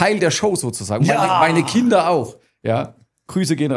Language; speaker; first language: German; native; German